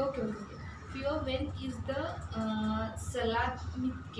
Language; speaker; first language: German; non-native, learner; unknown